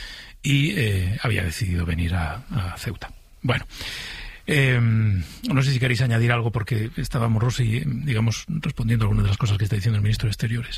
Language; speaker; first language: Spanish; native; Spanish